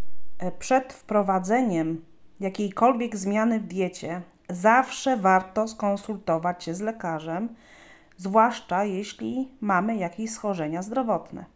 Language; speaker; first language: Polish; native; Polish